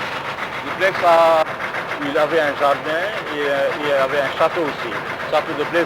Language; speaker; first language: French; non-native, local second language; Bangla